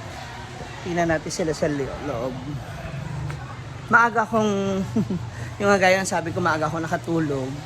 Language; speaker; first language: Filipino; non-native, local second language; Cebuano